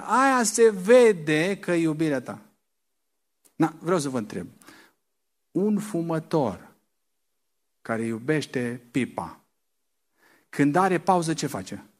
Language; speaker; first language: Romanian; native; Romanian